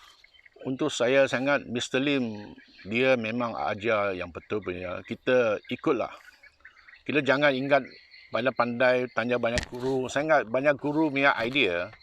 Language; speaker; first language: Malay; non-native, local second language; Chinese